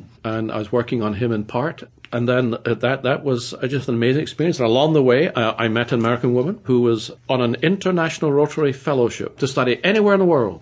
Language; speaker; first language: English; native; English